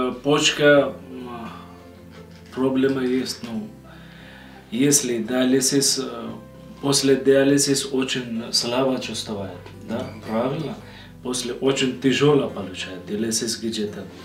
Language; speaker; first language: Russian; non-native, learner; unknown